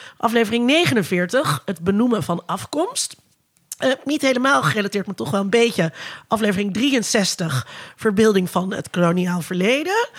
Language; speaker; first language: Dutch; native; Dutch